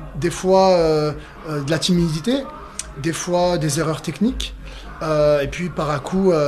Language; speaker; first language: French; native; French